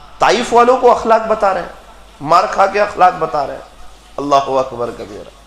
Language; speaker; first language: Urdu; non-native, local second language; Gujarati